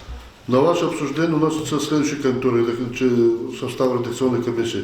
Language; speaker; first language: Russian; non-native, local second language; Lezghian